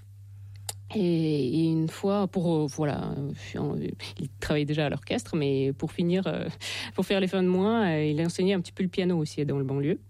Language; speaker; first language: French; non-native, fluent; Russian